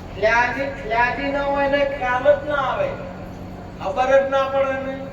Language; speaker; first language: Gujarati; non-native, local second language; Marwari